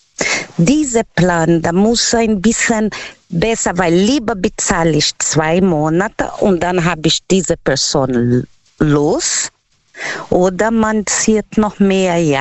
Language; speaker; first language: German; non-native, learner; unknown